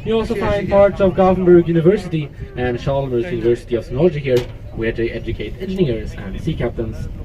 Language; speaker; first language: English; non-native, fluent; Swedish